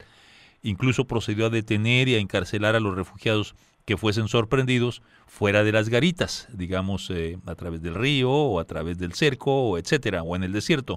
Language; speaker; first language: Spanish; native; Spanish